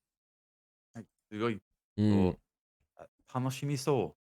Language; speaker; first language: Japanese; non-native, learner; English